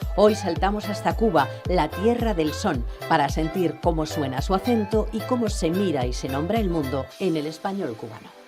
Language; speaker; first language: Spanish; native; Spanish